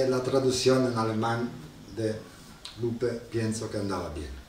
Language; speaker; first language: Spanish; non-native, learner; Italian